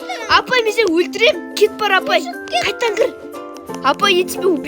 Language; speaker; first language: Russian; non-native, local second language; Kazakh